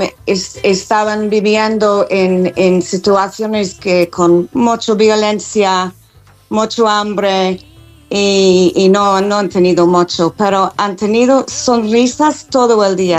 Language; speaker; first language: Spanish; non-native, fluent; English